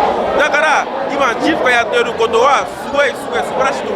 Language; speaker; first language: Japanese; non-native, fluent; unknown